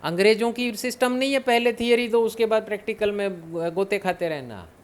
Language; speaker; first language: Hindi; non-native, local second language; Gujarati